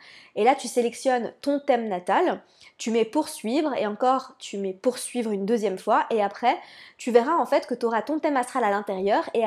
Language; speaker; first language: French; native; French